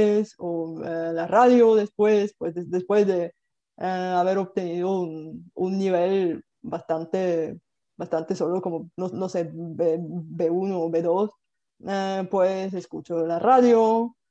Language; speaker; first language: Spanish; non-native, fluent; Bulgarian